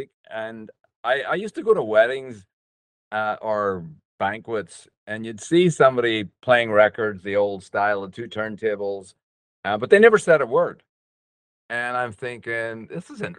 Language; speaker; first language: English; native; English